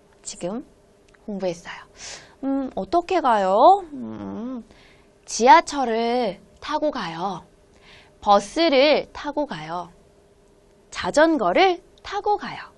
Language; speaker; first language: Korean; non-native, fluent; Hmong